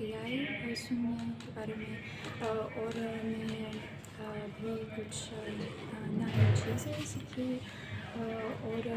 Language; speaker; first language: Hindi; non-native, learner; Russian